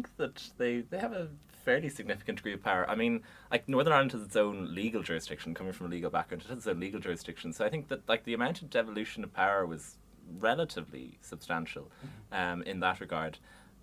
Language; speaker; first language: English; native; English